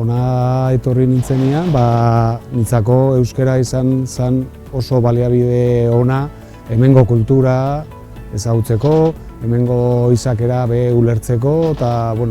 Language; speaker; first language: Basque; non-native, local second language; Spanish